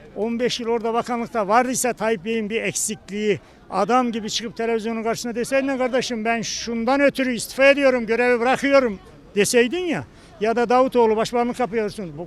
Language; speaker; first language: Turkish; native; Turkish